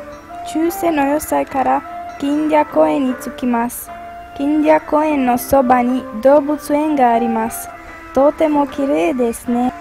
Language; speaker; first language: Japanese; non-native, learner; Romanian